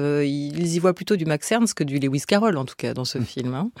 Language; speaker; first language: French; native; French